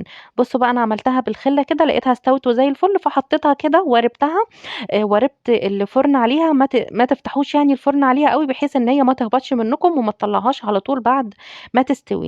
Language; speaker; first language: Arabic; native; Arabic